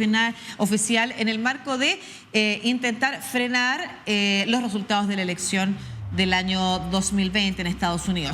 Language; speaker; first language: Spanish; native; Spanish